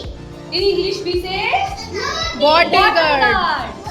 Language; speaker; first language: English; non-native, local second language; Hindi